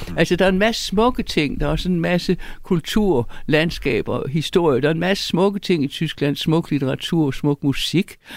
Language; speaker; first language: Danish; native; Danish